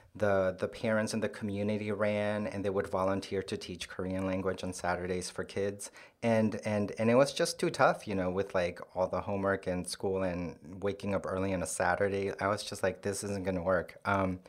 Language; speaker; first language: English; non-native, fluent; Korean